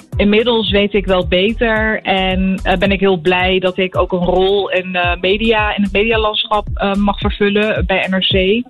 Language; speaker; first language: Dutch; early bilingual, other home language; Arabic